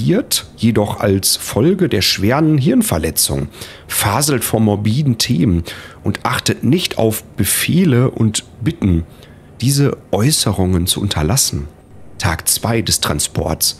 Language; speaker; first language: German; native; German